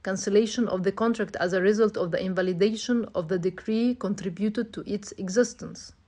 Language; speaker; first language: English; non-native, fluent; Arabic